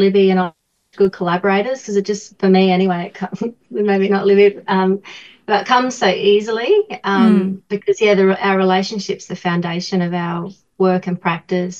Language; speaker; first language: English; native; English